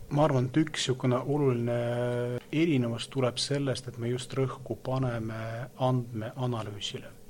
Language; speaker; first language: Estonian; non-native, local second language; Russian